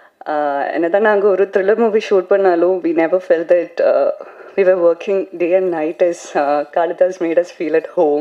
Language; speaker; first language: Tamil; non-native, learner; Malayalam